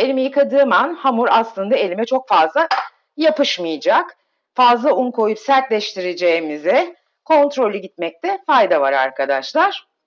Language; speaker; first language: Turkish; native; Turkish